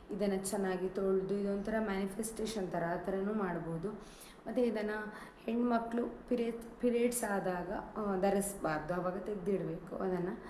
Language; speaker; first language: Kannada; native; Kannada